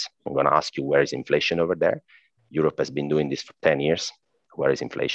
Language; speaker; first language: English; non-native, fluent; Italian